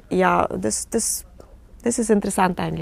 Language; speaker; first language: German; non-native, fluent; Russian